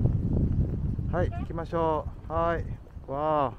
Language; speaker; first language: Japanese; non-native, learner; Indonesian